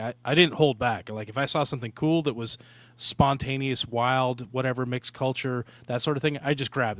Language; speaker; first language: English; native; English